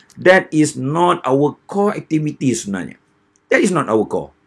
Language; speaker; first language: English; non-native, local second language; Malay